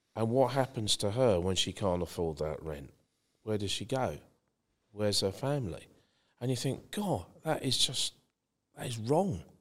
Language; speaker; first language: English; native; English